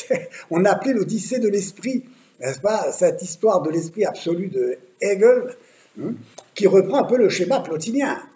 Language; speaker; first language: French; native; French